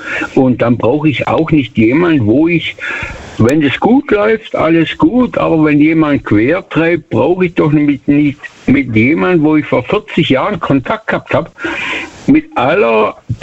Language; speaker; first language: German; native; German